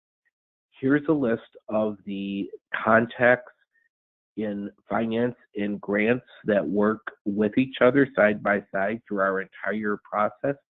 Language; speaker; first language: English; native; English